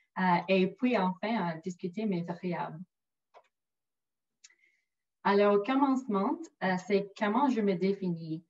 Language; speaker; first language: French; non-native, local second language; English